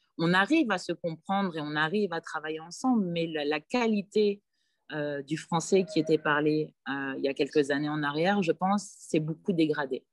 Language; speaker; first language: French; non-native, local second language; Wolof